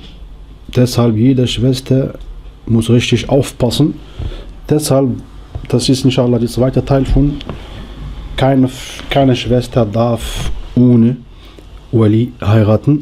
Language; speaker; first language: German; non-native, learner; Arabic